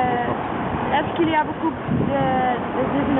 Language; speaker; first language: French; non-native, learner; Dutch